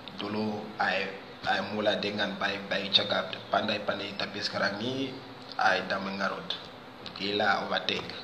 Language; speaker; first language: Malay; non-native, fluent; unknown